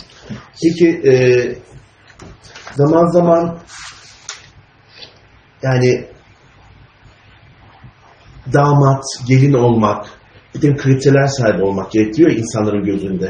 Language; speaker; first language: Turkish; native; Turkish